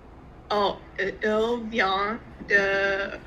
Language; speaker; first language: French; non-native, learner; English